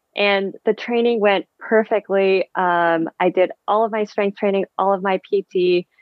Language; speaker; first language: English; early bilingual, other home language; Vietnamese